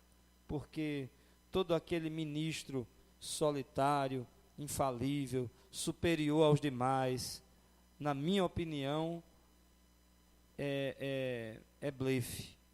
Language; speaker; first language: Portuguese; native; Portuguese